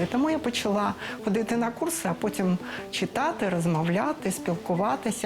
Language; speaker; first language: Ukrainian; non-native, local second language; Russian